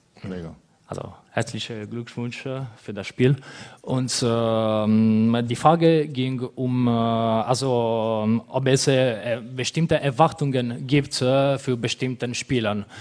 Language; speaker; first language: German; non-native, fluent; Italian